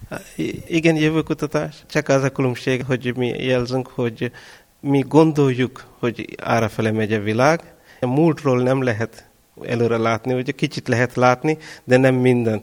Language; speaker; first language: Hungarian; non-native, fluent; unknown